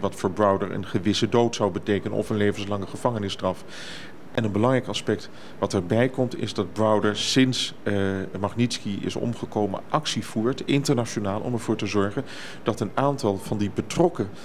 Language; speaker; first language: Dutch; native; Dutch